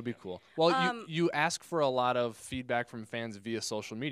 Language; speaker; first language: English; native; English